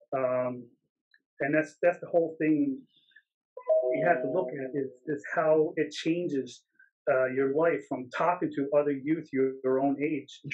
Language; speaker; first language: English; native; English